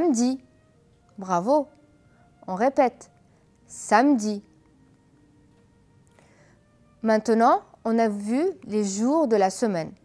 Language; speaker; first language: French; non-native, fluent; Arabic